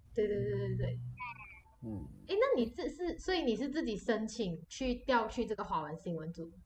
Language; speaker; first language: Chinese; native; Chinese